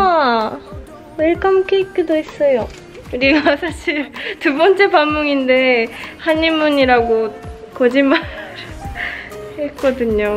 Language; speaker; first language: Korean; non-native, fluent; Japanese